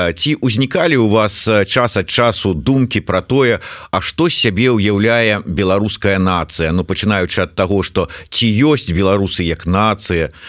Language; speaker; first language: Belarusian; non-native, local second language; Russian